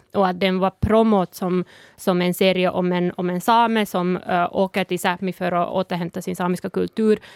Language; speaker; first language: Swedish; non-native, fluent; Northern Sami